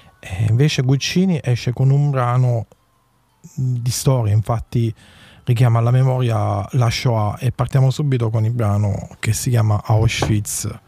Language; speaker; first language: Italian; native; Italian